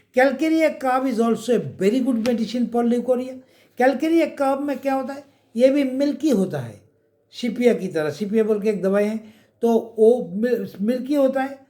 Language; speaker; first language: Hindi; non-native, local second language; Bangla